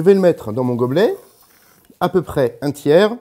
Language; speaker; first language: French; native; French